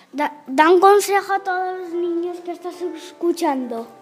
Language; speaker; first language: Spanish; native; Spanish